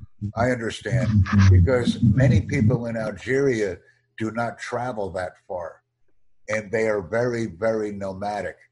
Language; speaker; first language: English; non-native, fluent; Romanian